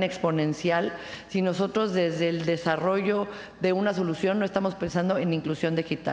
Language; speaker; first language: Spanish; native; Spanish